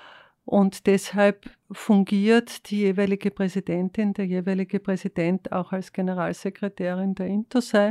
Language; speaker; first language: German; native; German